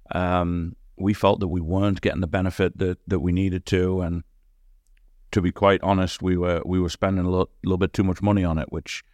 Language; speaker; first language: English; native; English